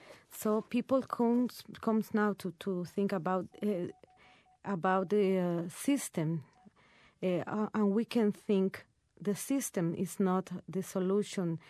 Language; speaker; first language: English; non-native, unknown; Spanish